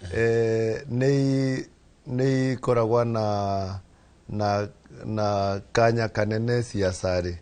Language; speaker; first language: Kikuyu; non-native, local second language; Embu